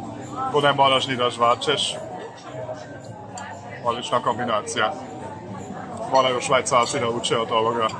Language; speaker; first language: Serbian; non-native, fluent; German